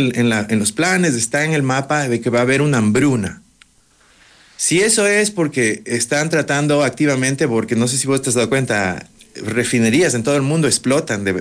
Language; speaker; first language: Spanish; native; Spanish